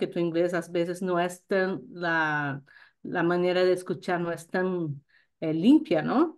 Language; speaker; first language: Spanish; non-native, fluent; Portuguese